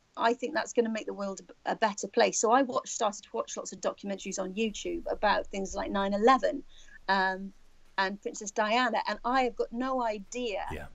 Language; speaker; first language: English; native; English